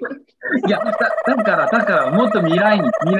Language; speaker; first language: Japanese; non-native, learner; Korean